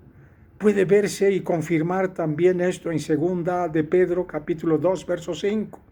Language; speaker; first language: Spanish; native; Spanish